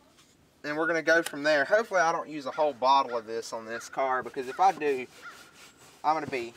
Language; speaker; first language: English; native; English